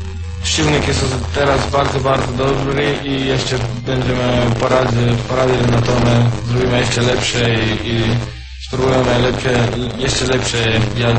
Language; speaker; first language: Polish; non-native, learner; Croatian